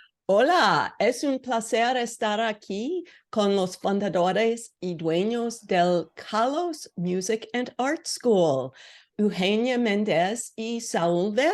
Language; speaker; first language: Spanish; non-native, learner; English